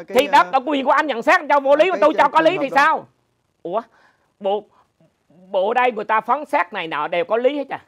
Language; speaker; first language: Vietnamese; native; Vietnamese